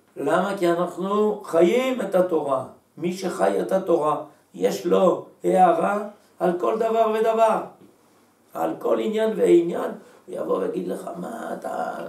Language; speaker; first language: Hebrew; native; Hebrew